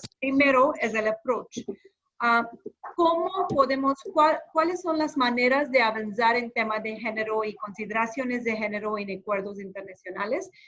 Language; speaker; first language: Spanish; non-native, fluent; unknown